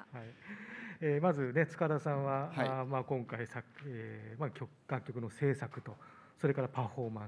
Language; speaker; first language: Japanese; native; Japanese